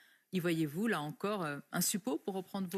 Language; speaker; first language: French; native; French